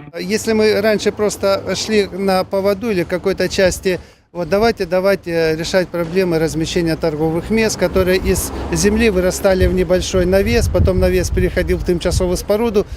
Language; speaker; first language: Russian; non-native, local second language; Ukrainian